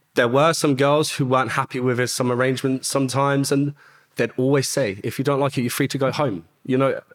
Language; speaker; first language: English; native; English